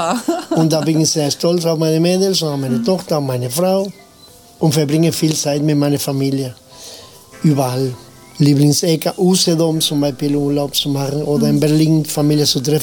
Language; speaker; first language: German; non-native, fluent; Spanish